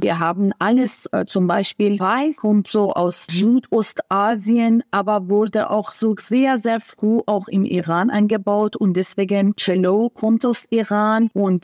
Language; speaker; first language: German; non-native, fluent; Persian